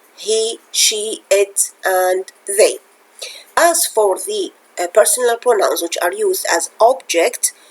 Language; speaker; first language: English; non-native, fluent; Arabic